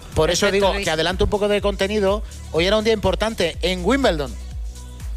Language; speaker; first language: Spanish; native; Spanish